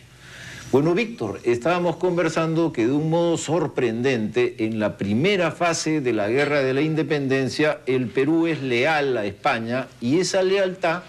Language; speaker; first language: Spanish; native; Spanish